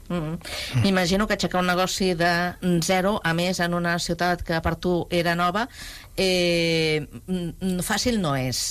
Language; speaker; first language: Catalan; native; Catalan